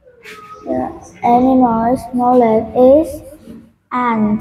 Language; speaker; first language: English; non-native, learner; Vietnamese